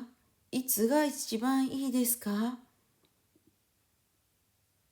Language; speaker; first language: Japanese; non-native, fluent; French